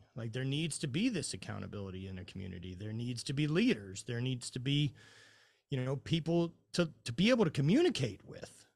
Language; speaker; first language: English; native; English